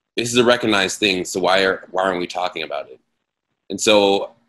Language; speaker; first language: English; native; English